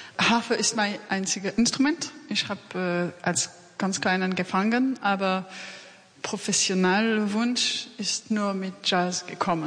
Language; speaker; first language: German; non-native, learner; French